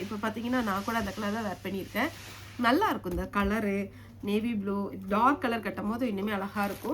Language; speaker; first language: Tamil; native; Tamil